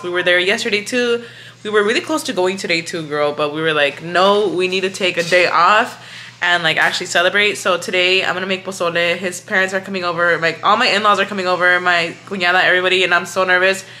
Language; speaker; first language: English; early bilingual, other home language; Spanish